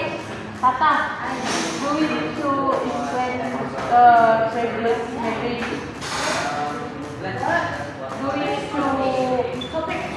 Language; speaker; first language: English; non-native, learner; Indonesian